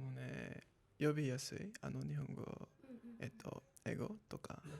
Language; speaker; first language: Japanese; non-native, learner; English